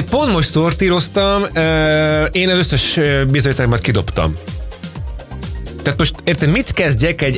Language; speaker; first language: Hungarian; native; Hungarian